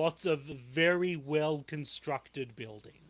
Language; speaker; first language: English; native; English